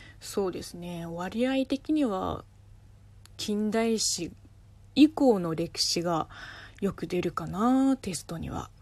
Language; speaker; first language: Japanese; non-native, fluent; Chinese